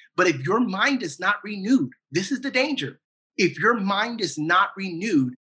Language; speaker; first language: English; native; English